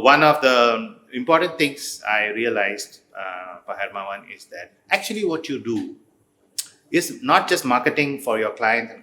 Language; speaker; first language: English; non-native, fluent; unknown